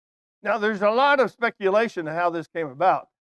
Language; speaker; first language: English; native; English